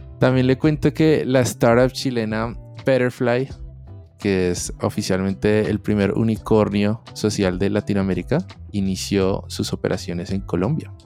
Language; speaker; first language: Spanish; native; Spanish